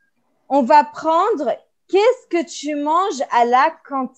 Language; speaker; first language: French; non-native, fluent; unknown